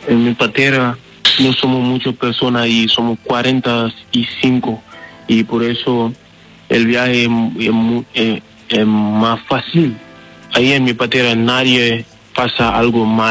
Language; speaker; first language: Spanish; non-native, learner; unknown